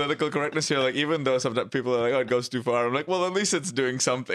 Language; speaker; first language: English; non-native, local second language; Hindi